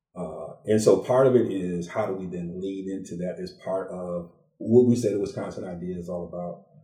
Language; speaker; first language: English; native; English